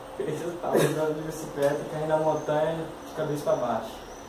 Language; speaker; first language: Portuguese; native; Portuguese